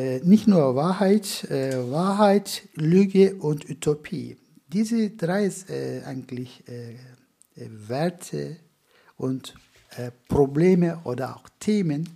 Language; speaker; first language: German; non-native, fluent; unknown